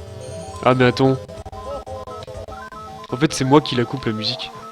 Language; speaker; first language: French; native; French